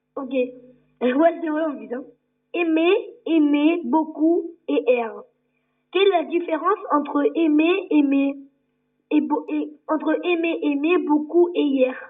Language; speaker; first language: French; native; French